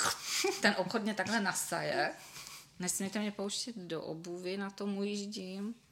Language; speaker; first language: Czech; native; Czech